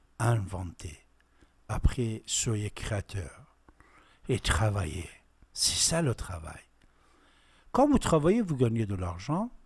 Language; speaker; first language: French; non-native, fluent; Persian